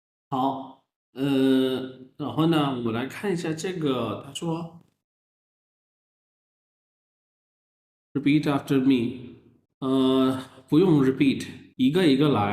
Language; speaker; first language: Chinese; non-native, fluent; Urdu